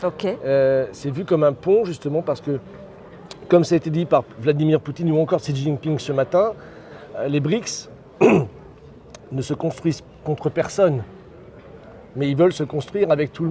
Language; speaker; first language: French; native; French